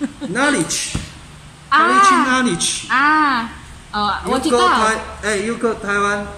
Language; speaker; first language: English; non-native, learner; Chinese